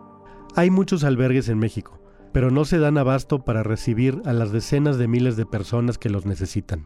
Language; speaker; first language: Spanish; native; Spanish